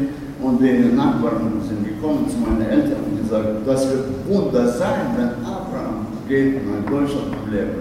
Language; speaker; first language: German; non-native, learner; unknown